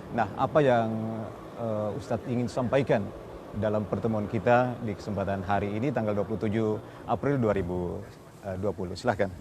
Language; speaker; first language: Indonesian; native; Indonesian